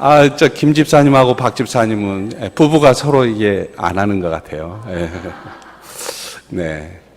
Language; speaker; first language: Korean; native; Korean